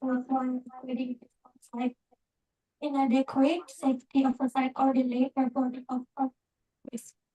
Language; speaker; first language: English; non-native, learner; Indonesian